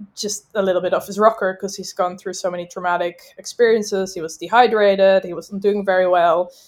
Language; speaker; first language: English; non-native, fluent; Dutch